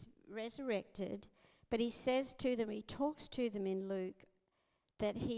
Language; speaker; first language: English; native; English